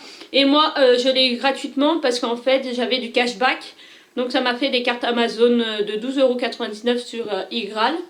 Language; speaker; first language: French; native; French